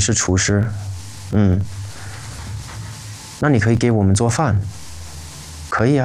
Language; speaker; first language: Chinese; non-native, fluent; English